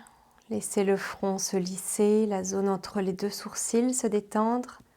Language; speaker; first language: French; native; French